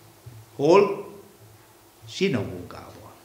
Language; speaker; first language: Hungarian; non-native, fluent; Malayalam